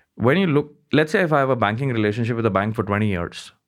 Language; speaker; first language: English; non-native, local second language; Hindi